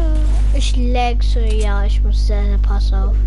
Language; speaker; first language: German; non-native, learner; English